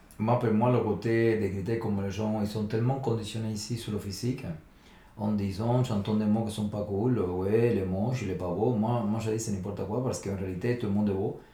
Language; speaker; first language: French; non-native, fluent; Spanish